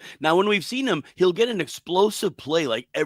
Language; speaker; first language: English; native; English